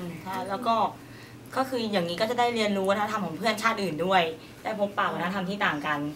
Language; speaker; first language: Thai; native; Thai